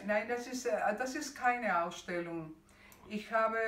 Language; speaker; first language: German; non-native, fluent; Spanish